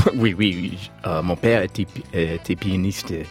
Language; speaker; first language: French; non-native, learner; English